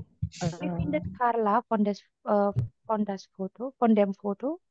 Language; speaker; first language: German; non-native, fluent; Indonesian